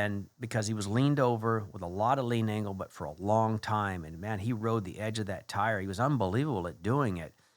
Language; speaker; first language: English; native; English